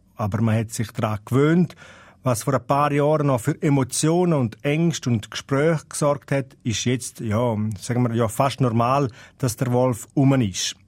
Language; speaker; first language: German; non-native, local second language; Romansh